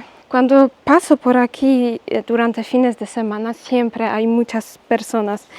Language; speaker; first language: Spanish; non-native, learner; Polish